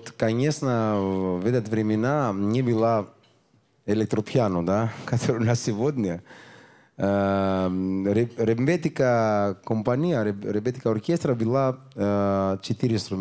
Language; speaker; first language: Russian; non-native, learner; Greek